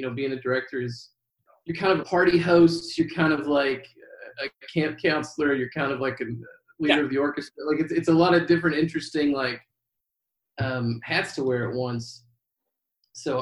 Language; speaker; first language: English; native; English